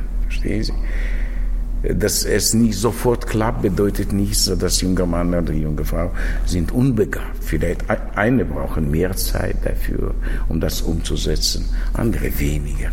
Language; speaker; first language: German; non-native, fluent; Russian